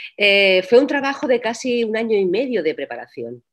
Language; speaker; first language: Spanish; native; Spanish